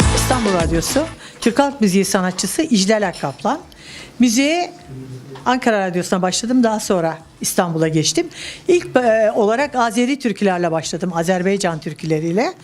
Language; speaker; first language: Turkish; native; Turkish